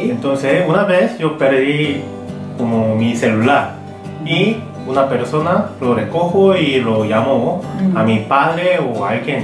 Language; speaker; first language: Spanish; non-native, learner; Korean